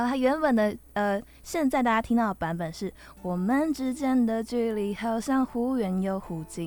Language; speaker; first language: Chinese; native; Chinese